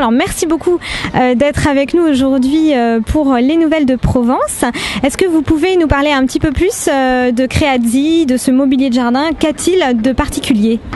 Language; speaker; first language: French; native; French